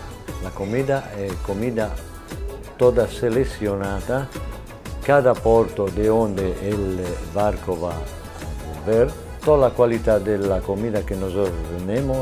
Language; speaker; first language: Spanish; non-native, learner; Italian